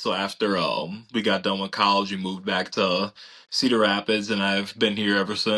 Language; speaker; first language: English; native; English